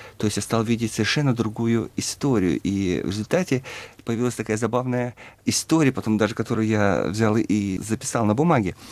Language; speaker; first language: Russian; native; Russian